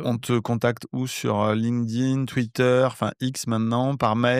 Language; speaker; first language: French; native; French